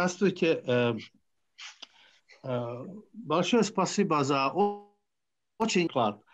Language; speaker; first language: Russian; non-native, fluent; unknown